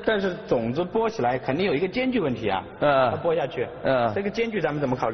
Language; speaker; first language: Chinese; native; Chinese